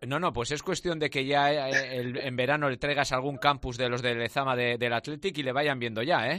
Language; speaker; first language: Spanish; native; Spanish